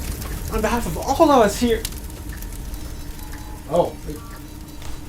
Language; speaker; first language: English; native; English